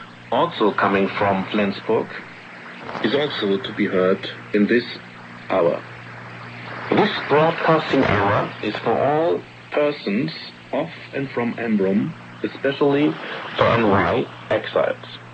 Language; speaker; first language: English; non-native, learner; German